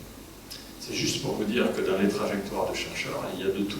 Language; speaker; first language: French; native; French